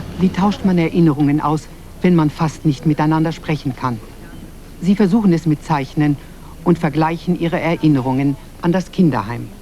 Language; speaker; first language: German; native; German